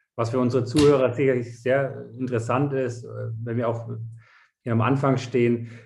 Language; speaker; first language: German; non-native, fluent; French